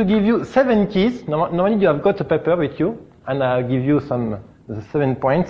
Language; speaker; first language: English; non-native, learner; French